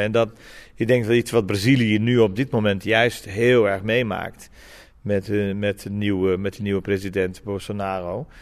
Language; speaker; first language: Dutch; non-native, fluent; Portuguese